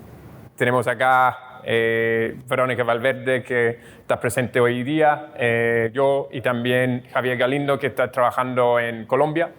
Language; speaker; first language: Spanish; non-native, fluent; English